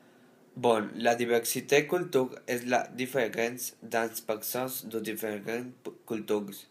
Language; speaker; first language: French; non-native, learner; Spanish